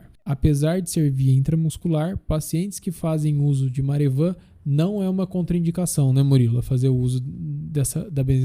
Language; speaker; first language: Portuguese; native; Portuguese